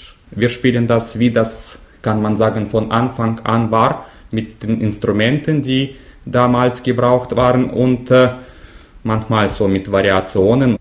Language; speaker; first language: German; non-native, fluent; Russian